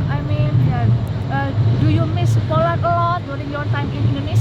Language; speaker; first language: English; non-native, learner; Indonesian